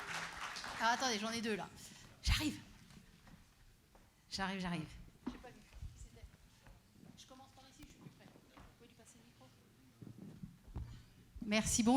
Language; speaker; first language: French; native; French